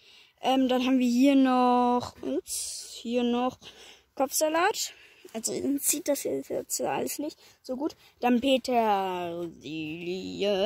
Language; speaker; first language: German; native; German